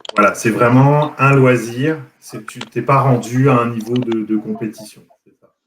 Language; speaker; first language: French; native; French